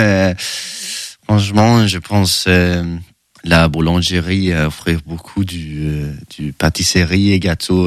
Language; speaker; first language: French; non-native, learner; Swedish